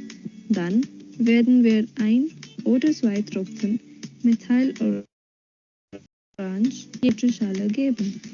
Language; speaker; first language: German; non-native, fluent; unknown